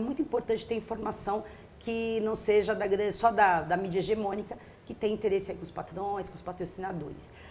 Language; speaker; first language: Portuguese; native; Portuguese